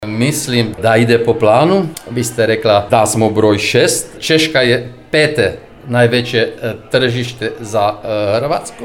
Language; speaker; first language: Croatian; non-native, fluent; Czech